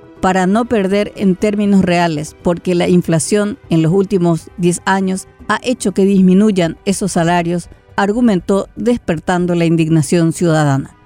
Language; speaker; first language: Spanish; native; Spanish